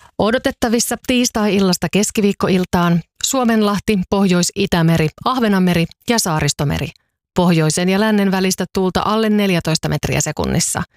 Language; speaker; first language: Finnish; native; Finnish